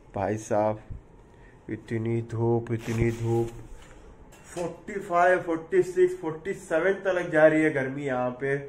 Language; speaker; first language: Hindi; non-native, local second language; Urdu